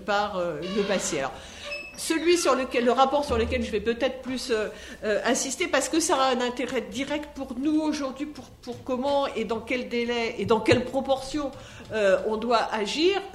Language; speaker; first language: French; native; French